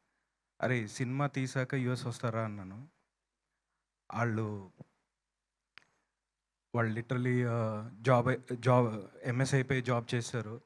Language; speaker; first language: Telugu; native; Telugu